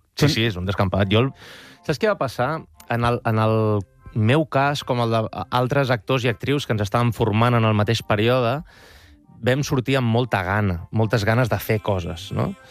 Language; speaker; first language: Catalan; native; Catalan